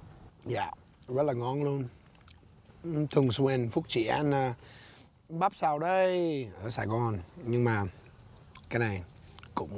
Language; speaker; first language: Vietnamese; non-native, learner; English